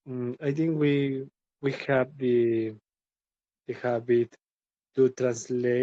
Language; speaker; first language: English; non-native, learner; Spanish